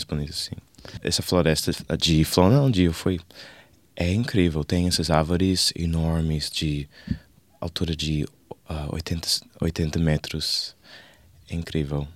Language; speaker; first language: Portuguese; non-native, learner; English